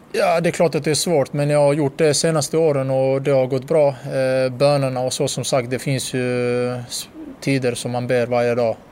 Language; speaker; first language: Swedish; early bilingual, other home language; Bosnian